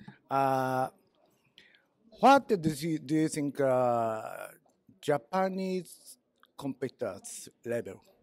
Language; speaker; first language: English; non-native, learner; Japanese